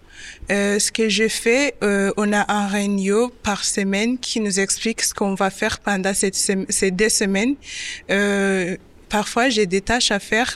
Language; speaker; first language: French; non-native, local second language; Kinyarwanda